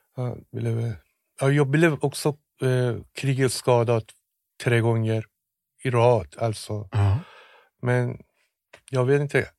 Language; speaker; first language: Swedish; non-native, fluent; Persian